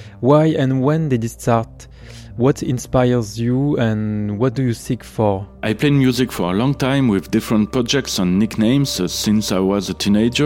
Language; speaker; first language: English; non-native, fluent; French